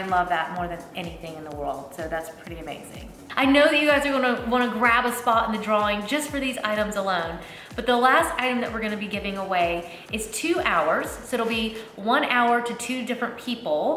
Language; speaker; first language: English; native; English